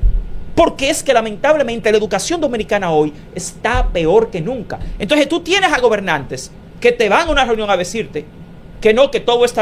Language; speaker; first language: Spanish; native; Spanish